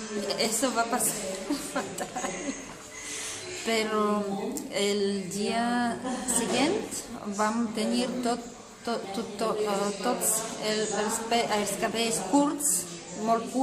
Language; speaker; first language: Catalan; non-native, local second language; Spanish